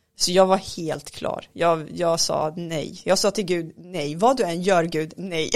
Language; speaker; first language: Swedish; early bilingual, other home language; Arabic